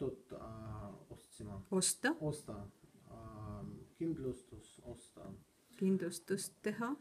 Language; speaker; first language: Estonian; non-native, learner; Russian